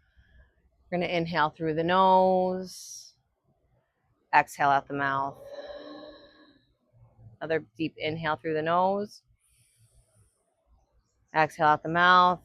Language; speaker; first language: English; native; English